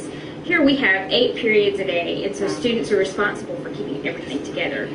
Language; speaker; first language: English; native; English